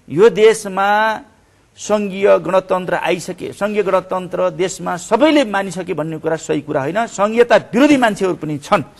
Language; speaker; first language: Nepali; native; Nepali